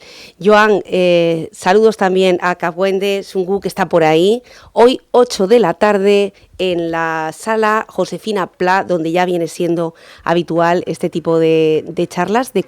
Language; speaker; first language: Spanish; native; Spanish